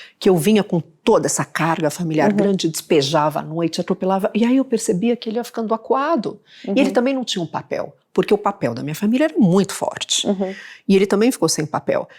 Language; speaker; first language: Portuguese; early bilingual, other home language; Spanish